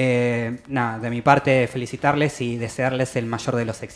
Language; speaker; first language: Spanish; native; Spanish